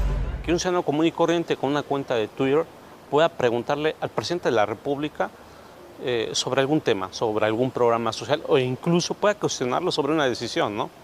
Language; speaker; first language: Spanish; native; Spanish